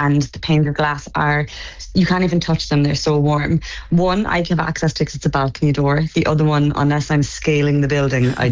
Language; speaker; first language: English; native; English